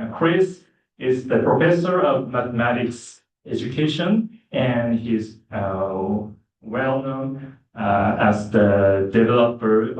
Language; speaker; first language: English; non-native, fluent; Japanese